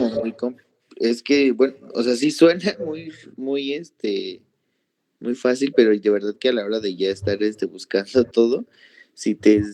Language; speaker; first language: Spanish; native; Spanish